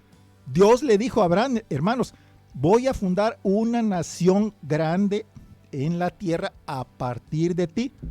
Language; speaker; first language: Spanish; native; Spanish